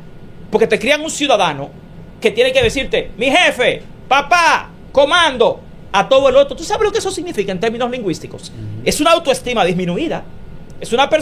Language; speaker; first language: Spanish; native; Spanish